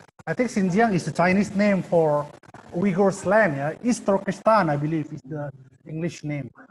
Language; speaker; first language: English; non-native, fluent; Indonesian